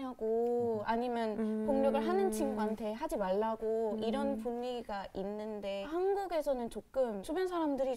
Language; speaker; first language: Korean; non-native, fluent; Spanish